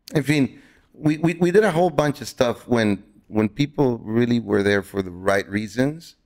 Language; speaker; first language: English; non-native, fluent; Spanish